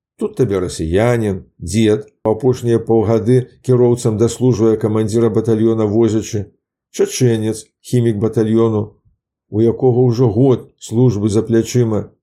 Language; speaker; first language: Belarusian; native; Belarusian